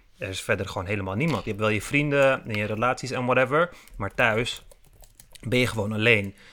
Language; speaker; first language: Dutch; early bilingual, other home language; Turkish